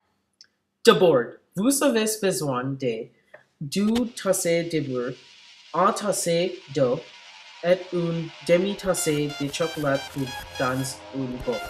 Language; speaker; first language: French; non-native, learner; English